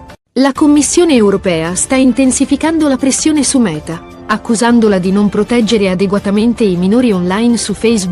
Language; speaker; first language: Italian; native; Italian